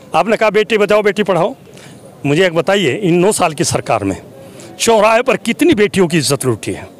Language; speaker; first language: Hindi; native; Hindi